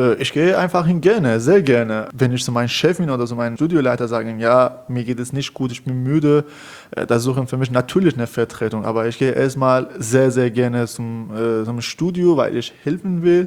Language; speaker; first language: German; non-native, learner; Persian